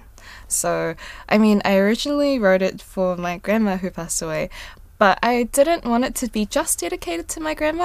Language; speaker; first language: English; non-native, local second language; Korean